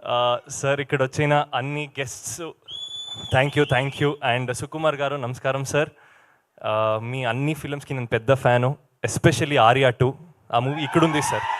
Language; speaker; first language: Telugu; non-native, learner; Kannada